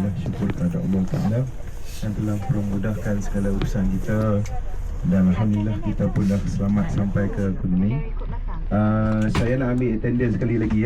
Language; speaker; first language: Malay; native; Malay